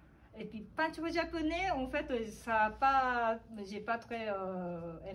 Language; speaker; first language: French; non-native, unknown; Japanese